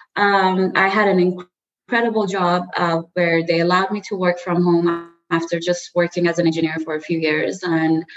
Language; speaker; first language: English; early bilingual, other home language; Persian